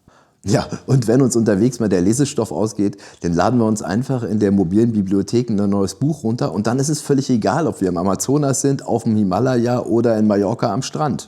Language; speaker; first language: German; native; German